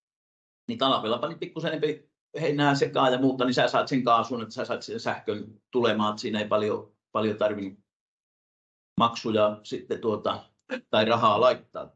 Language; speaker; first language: Finnish; native; Finnish